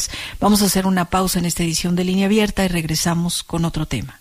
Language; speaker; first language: Spanish; native; Spanish